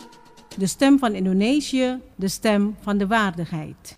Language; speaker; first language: Dutch; non-native, fluent; Indonesian